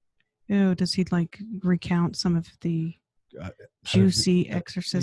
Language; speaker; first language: English; native; English